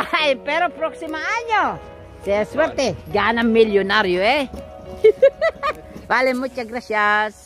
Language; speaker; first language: Spanish; non-native, learner; Filipino